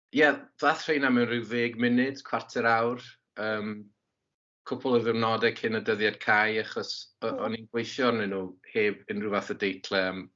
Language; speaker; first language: Welsh; native; Welsh